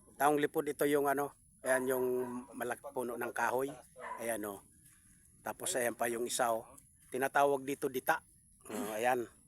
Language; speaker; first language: Filipino; non-native, local second language; Bikol